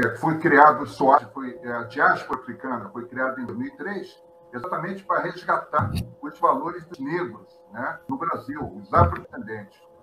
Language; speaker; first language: Portuguese; native; Portuguese